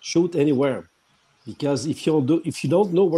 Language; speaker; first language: English; non-native, fluent; French